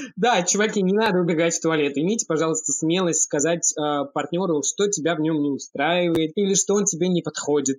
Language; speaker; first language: Russian; early bilingual, heritage; Russian